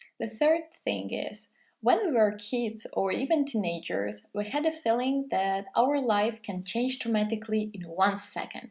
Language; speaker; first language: English; non-native, fluent; Russian